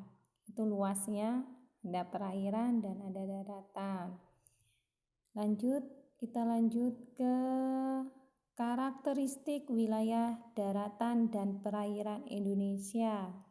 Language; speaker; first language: Indonesian; native; Indonesian